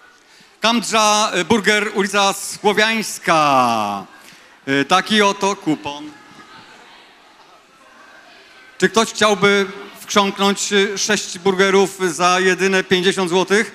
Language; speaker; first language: Polish; native; Polish